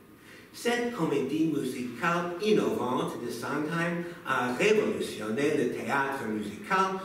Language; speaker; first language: French; non-native, fluent; English